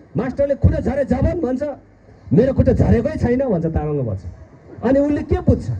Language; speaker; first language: Nepali; non-native, local second language; Eastern Tamang